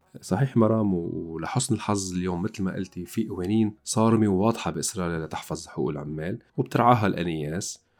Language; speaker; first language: Arabic; native; Arabic